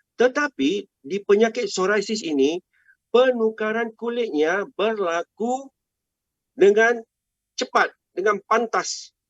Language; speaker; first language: Malay; non-native, local second language; Chinese